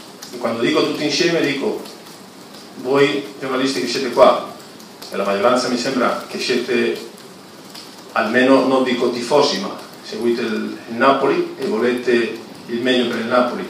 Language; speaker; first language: Italian; non-native, fluent; Spanish